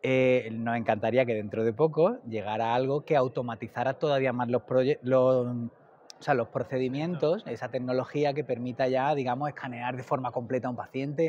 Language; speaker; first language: Spanish; native; Spanish